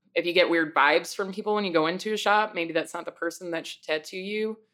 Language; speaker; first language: English; native; English